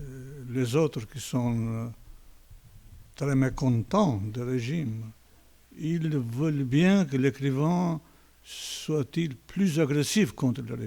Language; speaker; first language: French; non-native, fluent; Albanian